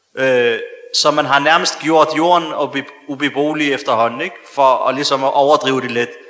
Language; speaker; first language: Danish; early bilingual, other home language; Arabic